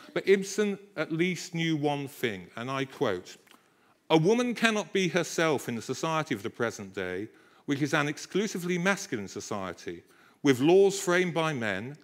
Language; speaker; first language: English; native; English